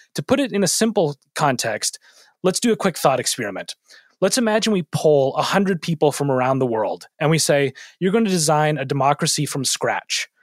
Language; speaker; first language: English; native; English